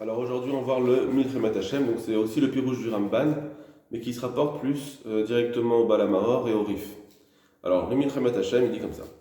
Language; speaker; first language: French; native; French